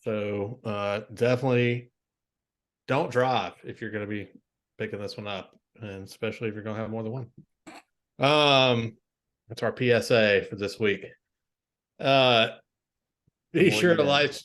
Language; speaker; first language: English; native; English